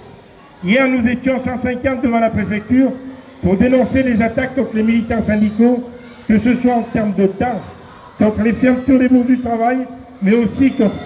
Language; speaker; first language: French; native; French